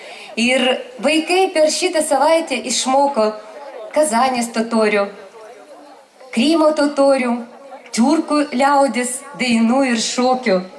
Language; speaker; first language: Lithuanian; non-native, fluent; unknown